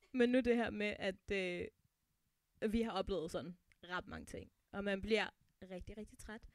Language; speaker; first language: Danish; early bilingual, other home language; Arabic